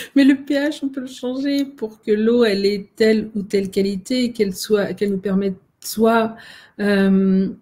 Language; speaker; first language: French; native; French